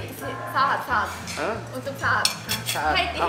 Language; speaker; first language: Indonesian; non-native, learner; Korean